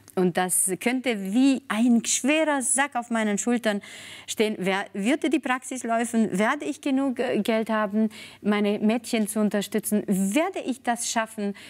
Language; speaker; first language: German; non-native, fluent; Spanish